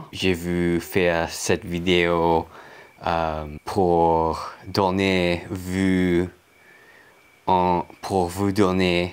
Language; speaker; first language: French; non-native, learner; English